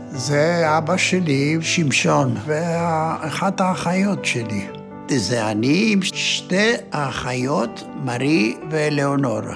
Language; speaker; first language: Hebrew; non-native, fluent; Ladino